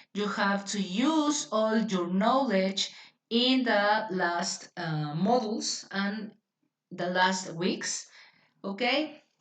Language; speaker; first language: English; non-native, fluent; Spanish